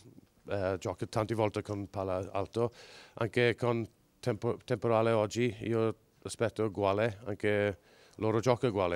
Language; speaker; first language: Italian; non-native, learner; English